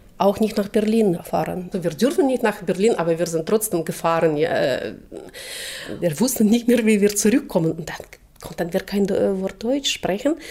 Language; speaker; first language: German; non-native, fluent; Russian